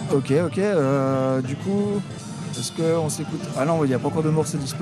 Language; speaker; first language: French; native; French